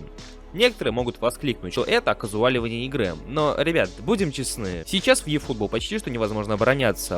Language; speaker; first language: Russian; native; Russian